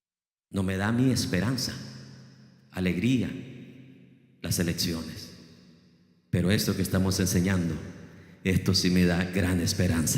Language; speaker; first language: Spanish; native; Spanish